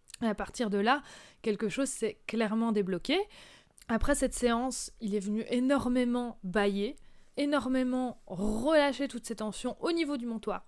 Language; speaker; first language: French; native; French